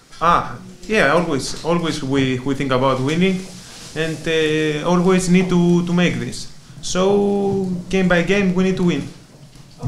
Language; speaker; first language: English; non-native, learner; Greek